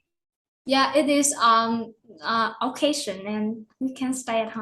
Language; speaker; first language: English; non-native, learner; Vietnamese